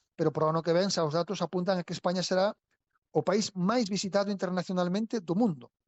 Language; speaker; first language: Galician; native; Galician